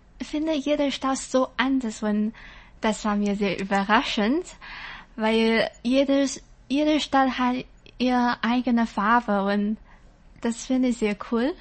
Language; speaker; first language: German; non-native, learner; Chinese